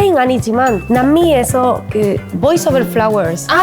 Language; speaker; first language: Korean; non-native, learner; Spanish